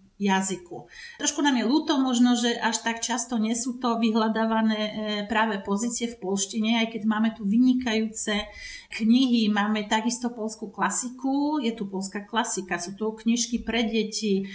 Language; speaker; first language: Slovak; non-native, fluent; Polish